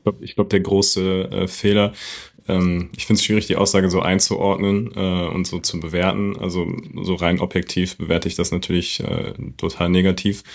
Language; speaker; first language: German; native; German